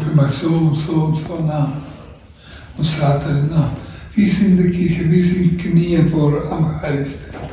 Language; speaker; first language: German; non-native, learner; Croatian